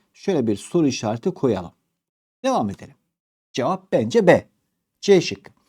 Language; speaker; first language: Turkish; native; Turkish